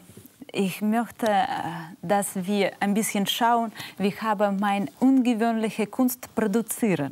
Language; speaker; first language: German; non-native, learner; Russian